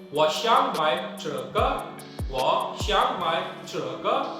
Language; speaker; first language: Chinese; non-native, learner; Urdu